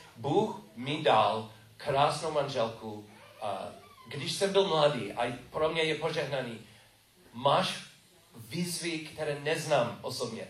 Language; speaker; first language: Czech; non-native, learner; English